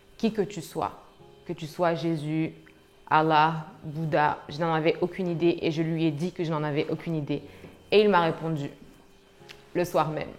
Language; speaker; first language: French; early bilingual, other home language; Arabic